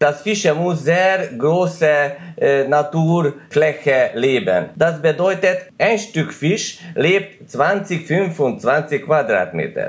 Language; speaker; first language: German; non-native, learner; Hungarian